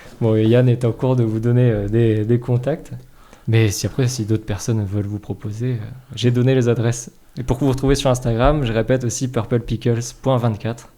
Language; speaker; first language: French; native; French